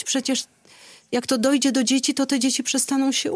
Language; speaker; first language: Polish; native; Polish